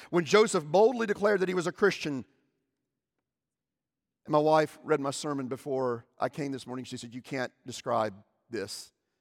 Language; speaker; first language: English; native; English